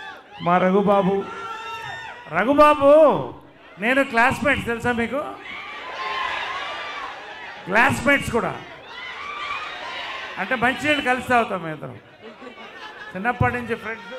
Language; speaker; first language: Telugu; native; Telugu